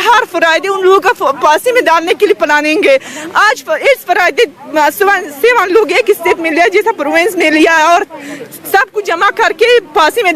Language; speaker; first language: Hindi; non-native, learner; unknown